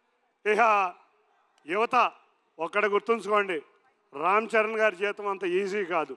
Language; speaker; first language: Telugu; native; Telugu